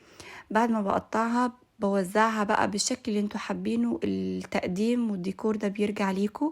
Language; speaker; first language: Arabic; native; Arabic